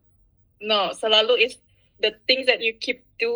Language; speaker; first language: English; non-native, fluent; Indonesian